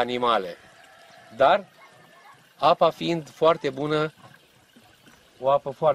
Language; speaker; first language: Romanian; non-native, local second language; Turkish